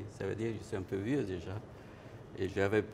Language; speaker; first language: French; non-native, fluent; Spanish